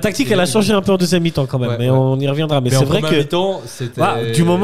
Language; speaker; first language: French; native; French